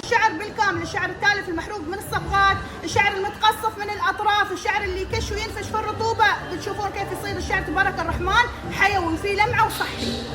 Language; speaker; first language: Arabic; native; Arabic